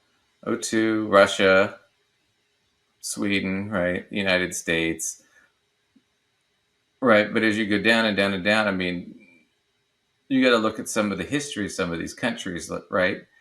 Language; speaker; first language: English; native; English